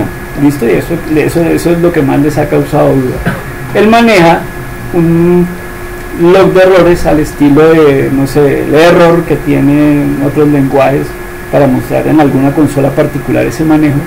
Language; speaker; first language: Spanish; native; Spanish